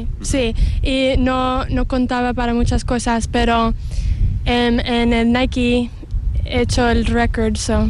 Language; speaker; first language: Spanish; early bilingual, heritage; English